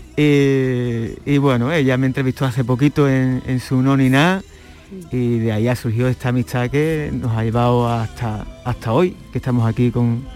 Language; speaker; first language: Spanish; native; Spanish